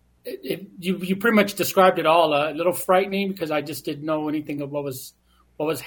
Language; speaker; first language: English; native; English